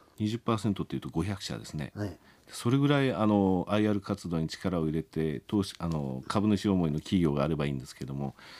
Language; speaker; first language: Japanese; native; Japanese